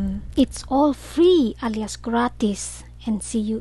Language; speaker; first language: English; non-native, learner; Indonesian